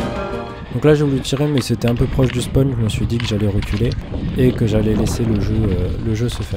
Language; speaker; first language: French; native; French